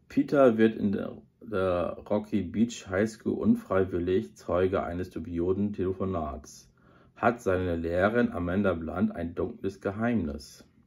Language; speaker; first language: German; native; German